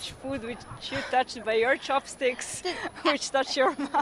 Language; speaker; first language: English; non-native, fluent; Serbian